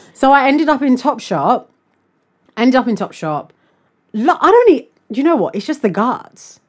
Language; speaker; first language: English; native; English